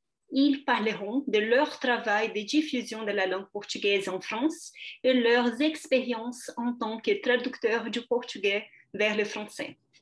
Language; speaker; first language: French; non-native, fluent; Portuguese